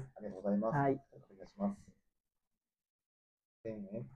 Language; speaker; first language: Japanese; native; Japanese